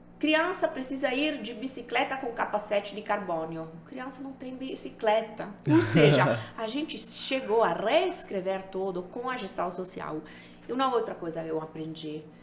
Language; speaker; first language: Portuguese; non-native, fluent; Italian